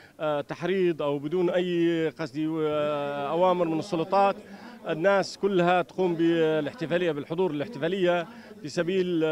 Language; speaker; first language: Arabic; native; Arabic